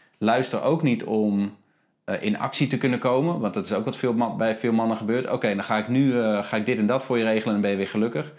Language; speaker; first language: Dutch; native; Dutch